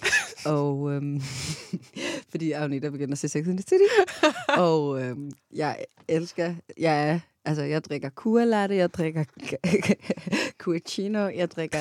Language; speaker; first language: Danish; native; Danish